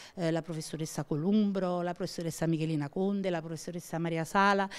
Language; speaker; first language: Italian; native; Italian